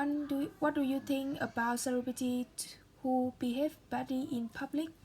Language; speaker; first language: English; non-native, learner; Vietnamese